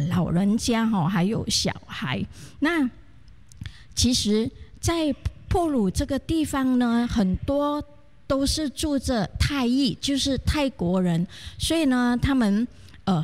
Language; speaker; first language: Chinese; native; Chinese